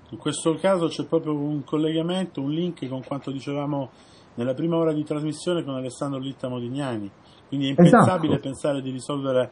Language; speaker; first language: Italian; native; Italian